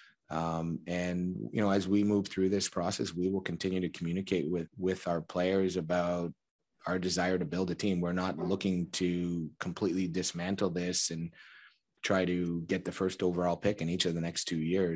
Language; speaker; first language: English; native; English